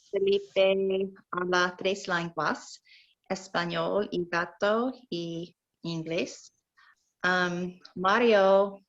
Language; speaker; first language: Spanish; non-native, learner; English